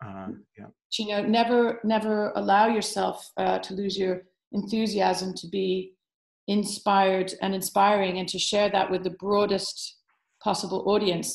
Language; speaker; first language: English; native; English